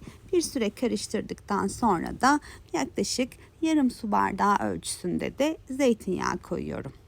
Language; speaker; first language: Turkish; native; Turkish